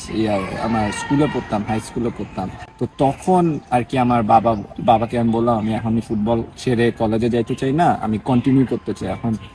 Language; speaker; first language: Bangla; early bilingual, heritage; Bangla